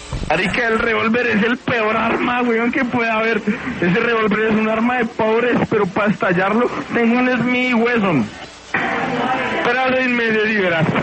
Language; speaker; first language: Spanish; native; Spanish